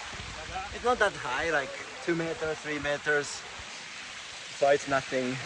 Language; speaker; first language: English; non-native, learner; Japanese